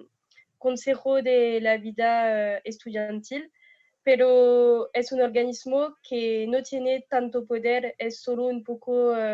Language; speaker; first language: Spanish; non-native, fluent; French